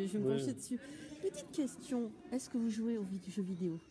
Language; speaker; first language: French; native; French